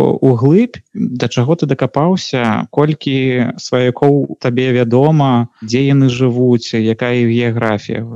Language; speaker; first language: Belarusian; non-native, local second language; Russian